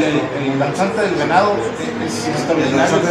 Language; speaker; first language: Spanish; native; Spanish